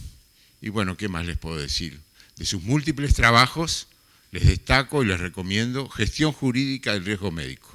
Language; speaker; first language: Spanish; native; Spanish